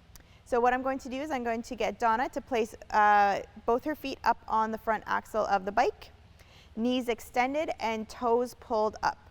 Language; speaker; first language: English; native; English